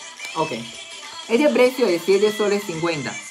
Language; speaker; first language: Spanish; non-native, learner; Chinese